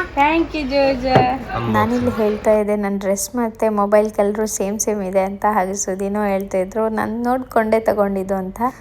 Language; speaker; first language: Kannada; non-native, local second language; Tulu